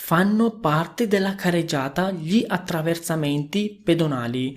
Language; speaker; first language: Italian; non-native, fluent; Urdu